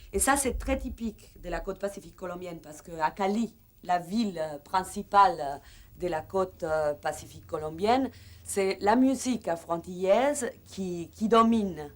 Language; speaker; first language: French; non-native, fluent; Spanish